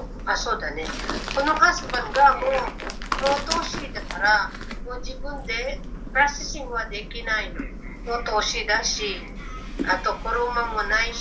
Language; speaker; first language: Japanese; non-native, learner; Filipino